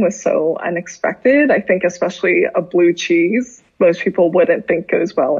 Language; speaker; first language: English; native; English